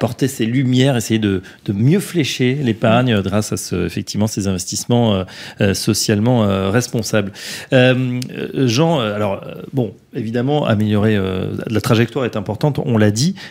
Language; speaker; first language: French; native; French